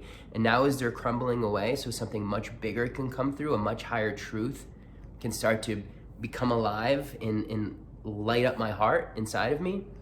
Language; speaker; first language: English; native; English